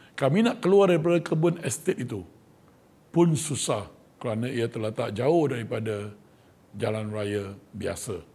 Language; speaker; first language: Malay; non-native, local second language; Chinese